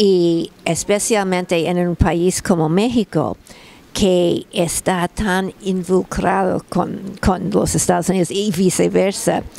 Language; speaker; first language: Spanish; non-native, fluent; English